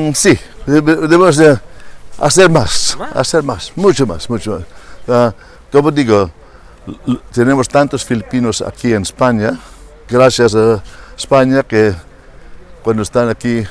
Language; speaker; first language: Spanish; non-native, learner; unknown